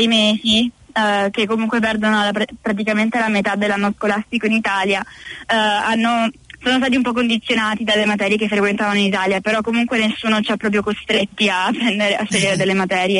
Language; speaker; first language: Italian; native; Italian